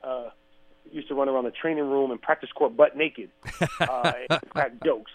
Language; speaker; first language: English; native; English